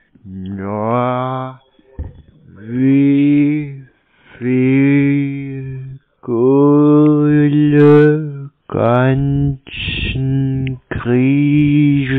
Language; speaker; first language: German; native; German